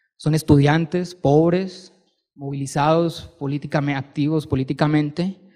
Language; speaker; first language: Spanish; native; Spanish